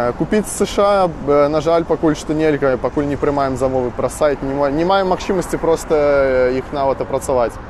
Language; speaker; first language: Belarusian; non-native, local second language; Russian